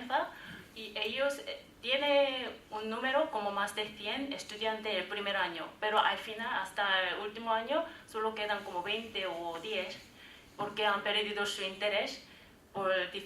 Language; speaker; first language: Spanish; non-native, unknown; Korean